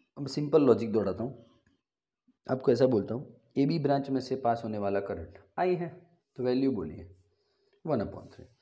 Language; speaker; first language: Hindi; non-native, local second language; Gujarati